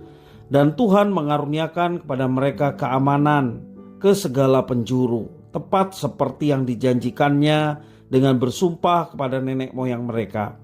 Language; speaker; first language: Indonesian; native; Indonesian